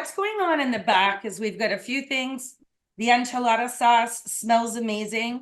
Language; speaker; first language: English; native; English